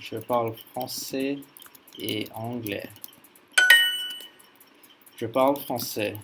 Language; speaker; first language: French; non-native, learner; English